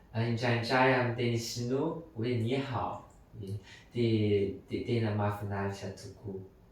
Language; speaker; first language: Malagasy; non-native, learner; Chinese